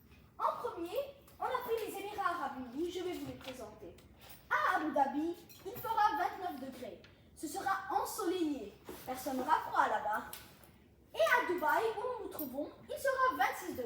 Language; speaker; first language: French; non-native, local second language; Arabic